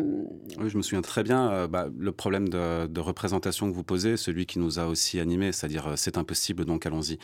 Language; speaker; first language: French; native; French